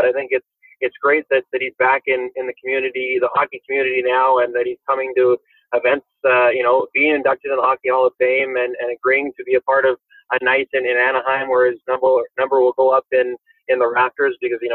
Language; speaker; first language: English; native; English